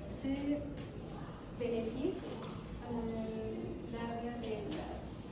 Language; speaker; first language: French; non-native, learner; Spanish